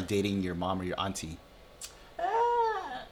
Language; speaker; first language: English; early bilingual, other home language; Filipino